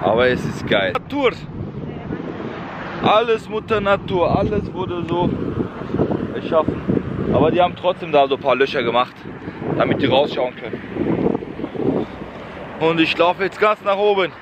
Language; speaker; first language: German; early bilingual, other home language; Turkish